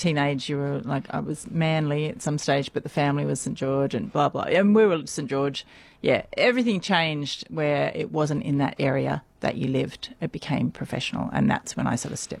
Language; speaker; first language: English; native; English